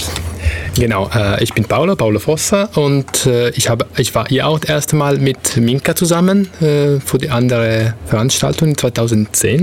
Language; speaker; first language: German; non-native, fluent; Italian